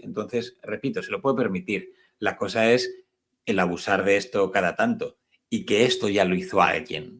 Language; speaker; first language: Spanish; native; Spanish